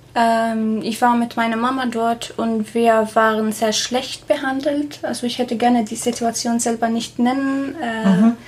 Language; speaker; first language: German; non-native, fluent; Arabic